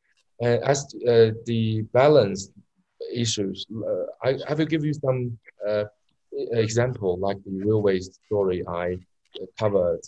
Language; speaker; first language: English; non-native, learner; Chinese